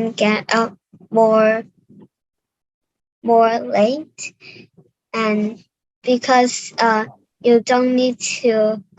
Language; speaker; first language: English; non-native, learner; Cantonese